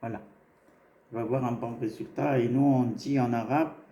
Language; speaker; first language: French; non-native, local second language; Arabic